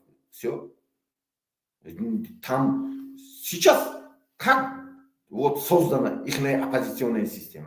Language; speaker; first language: Russian; non-native, local second language; Tajik